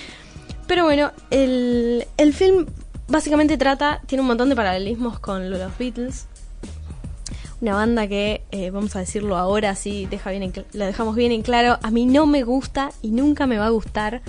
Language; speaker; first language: Spanish; native; Spanish